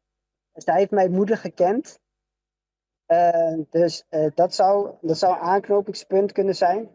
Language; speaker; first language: Dutch; early bilingual, other home language; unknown